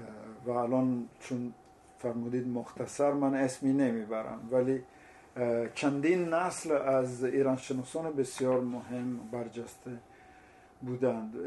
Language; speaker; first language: Persian; non-native, fluent; Italian